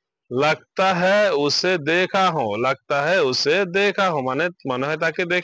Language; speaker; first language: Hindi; non-native, learner; Bangla